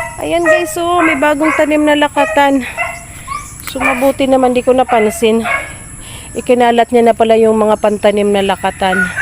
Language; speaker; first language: Filipino; non-native, local second language; Bikol